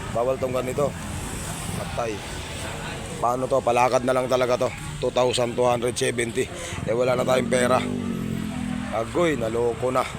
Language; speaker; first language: Filipino; non-native, local second language; Cebuano